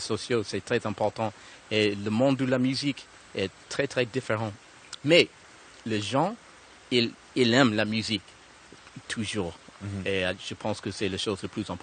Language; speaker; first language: French; non-native, learner; English